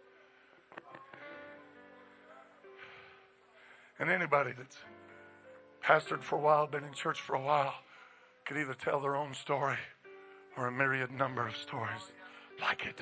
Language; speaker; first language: English; native; English